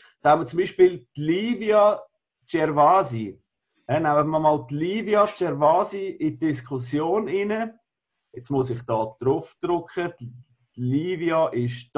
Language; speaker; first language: German; native; German